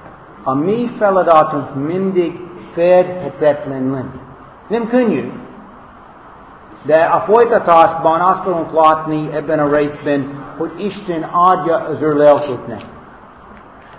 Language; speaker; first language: Hungarian; non-native, fluent; English